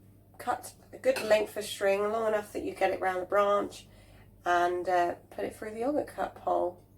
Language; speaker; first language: English; native; English